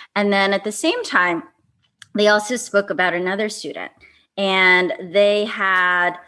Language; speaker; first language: English; native; English